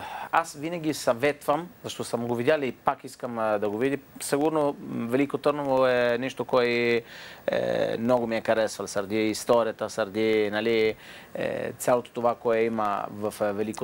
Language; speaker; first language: Bulgarian; non-native, fluent; Italian